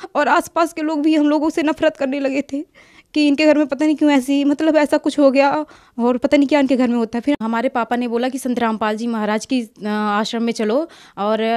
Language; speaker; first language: Hindi; native; Hindi